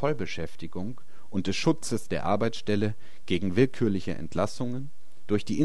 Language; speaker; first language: German; native; German